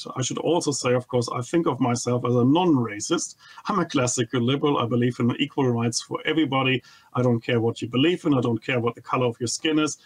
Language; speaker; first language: English; non-native, fluent; German